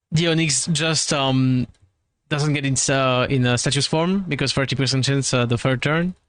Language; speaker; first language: English; non-native, fluent; French